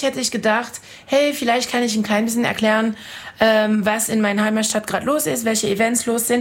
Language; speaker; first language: German; non-native, fluent; French